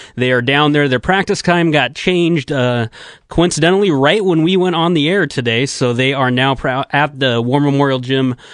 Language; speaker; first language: English; native; English